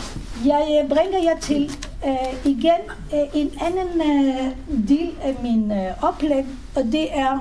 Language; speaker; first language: Danish; non-native, fluent; Hebrew